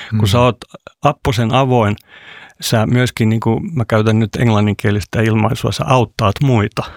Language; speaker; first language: Finnish; non-native, local second language; Swedish